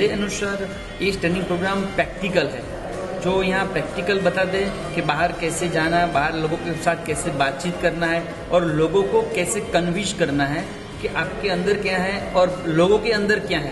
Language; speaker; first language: Hindi; non-native, local second language; Marathi